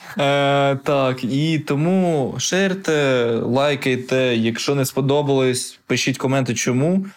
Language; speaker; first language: Ukrainian; non-native, local second language; Russian